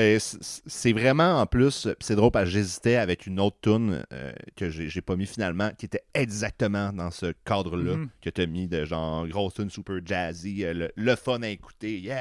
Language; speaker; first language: French; native; French